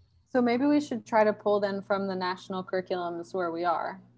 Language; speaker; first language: English; native; English